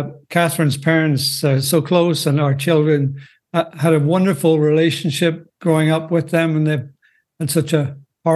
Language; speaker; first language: English; native; English